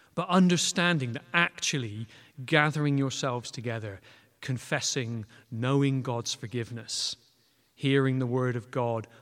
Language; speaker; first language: English; native; English